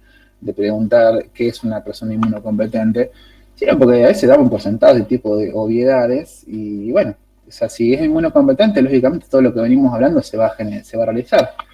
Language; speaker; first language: Spanish; native; Spanish